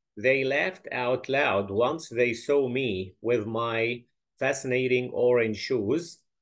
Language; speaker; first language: English; non-native, fluent; Arabic